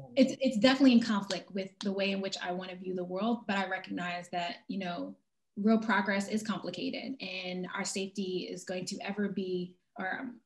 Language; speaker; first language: English; native; English